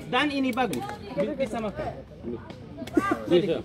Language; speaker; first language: Indonesian; non-native, local second language; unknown